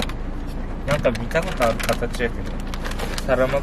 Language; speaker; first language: Japanese; early bilingual, other home language; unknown